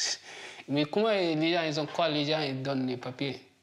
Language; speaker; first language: French; non-native, learner; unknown